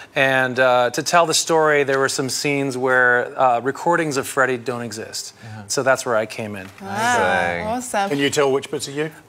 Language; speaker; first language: English; native; English